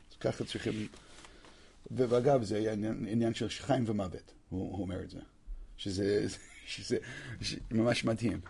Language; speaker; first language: Hebrew; non-native, fluent; English